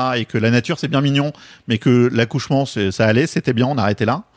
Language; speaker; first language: French; native; French